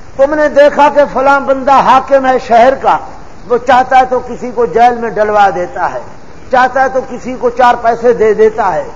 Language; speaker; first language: Urdu; non-native, local second language; Punjabi